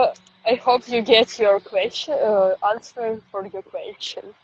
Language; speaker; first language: English; non-native, fluent; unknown